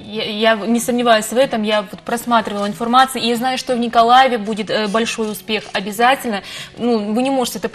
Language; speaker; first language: Russian; native; Russian